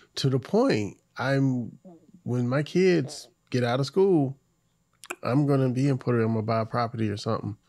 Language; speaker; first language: English; native; English